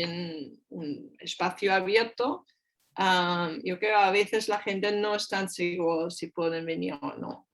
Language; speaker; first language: Spanish; non-native, fluent; German